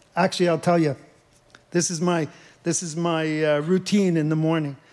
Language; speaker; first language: English; native; English